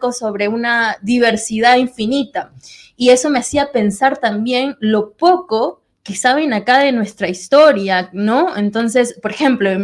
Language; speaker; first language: Spanish; native; Spanish